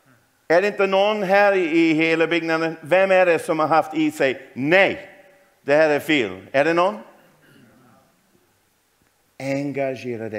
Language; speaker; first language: Swedish; non-native, fluent; English